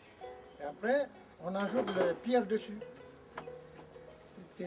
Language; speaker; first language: French; non-native, local second language; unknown